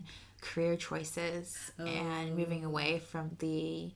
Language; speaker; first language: English; early bilingual, other home language; Spanish